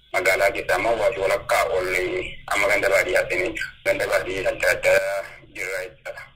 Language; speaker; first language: Oromo; native; Oromo